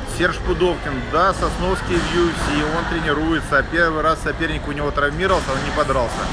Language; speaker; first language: Russian; native; Russian